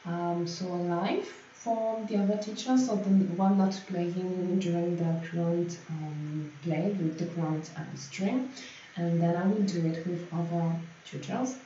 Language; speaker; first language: English; non-native, fluent; French